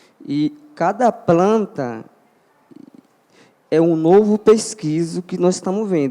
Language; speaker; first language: Portuguese; non-native, local second language; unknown